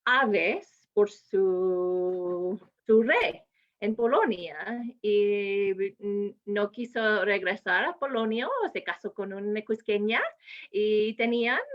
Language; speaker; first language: Spanish; non-native, fluent; English